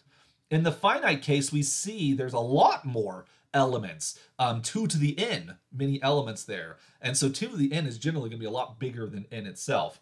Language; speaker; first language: English; native; English